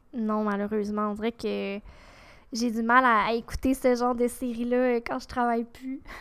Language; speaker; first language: French; native; French